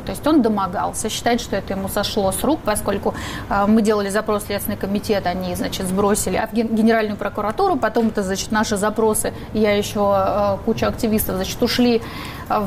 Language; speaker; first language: Russian; native; Russian